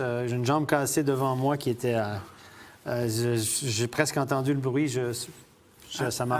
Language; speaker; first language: French; native; French